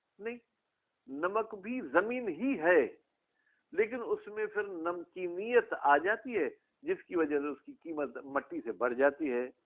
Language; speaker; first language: Urdu; non-native, local second language; Sindhi